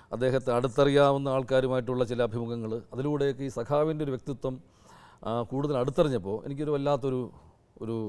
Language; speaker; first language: Malayalam; native; Malayalam